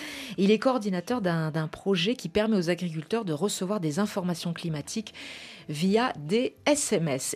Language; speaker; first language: French; native; French